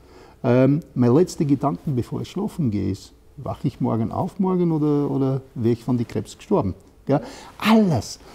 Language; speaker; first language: German; non-native, fluent; English